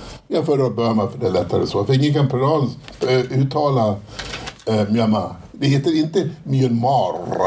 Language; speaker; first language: Swedish; native; Swedish